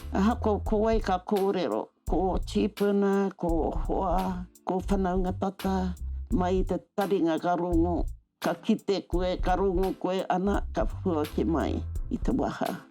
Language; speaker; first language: Māori; native; Māori